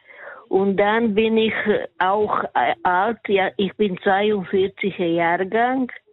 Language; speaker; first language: German; non-native, learner; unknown